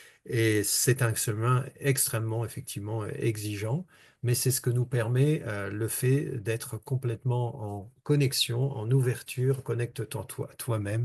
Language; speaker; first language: French; native; French